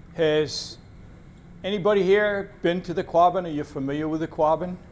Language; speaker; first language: English; native; English